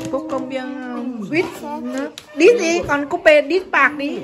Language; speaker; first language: Vietnamese; native; Vietnamese